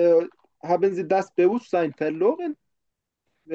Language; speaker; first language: German; non-native, fluent; Turkish